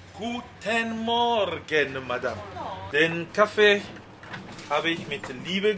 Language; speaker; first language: German; non-native, fluent; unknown